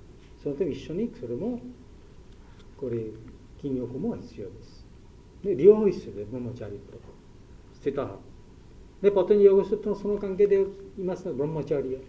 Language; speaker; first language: Japanese; non-native, learner; Bangla